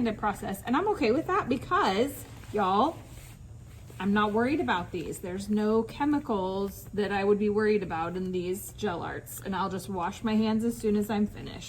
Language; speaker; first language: English; native; English